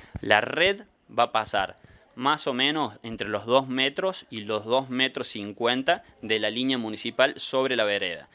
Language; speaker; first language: Spanish; native; Spanish